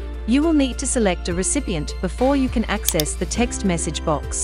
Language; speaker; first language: English; native; English